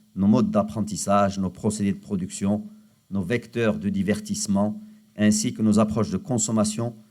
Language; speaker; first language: French; non-native, local second language; Arabic